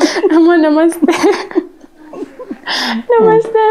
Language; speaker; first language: Hindi; non-native, learner; Persian